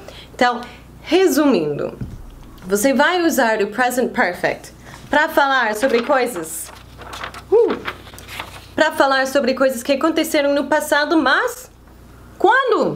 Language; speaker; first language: Portuguese; non-native, fluent; English